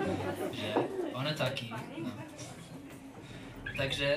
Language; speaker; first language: Czech; non-native, learner; English